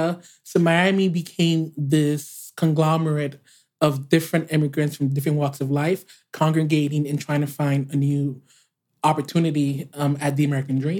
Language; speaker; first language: English; native; English